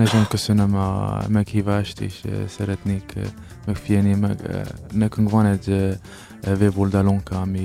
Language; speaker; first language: Hungarian; non-native, learner; Arabic